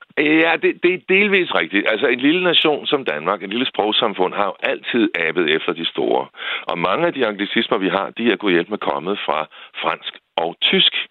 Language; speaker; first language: Danish; native; Danish